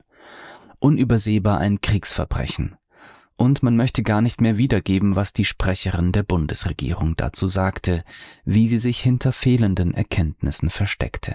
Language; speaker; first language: German; native; German